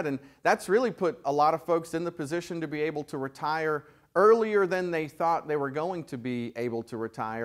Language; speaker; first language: English; native; English